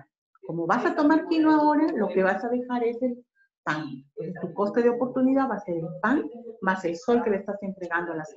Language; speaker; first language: Spanish; native; Spanish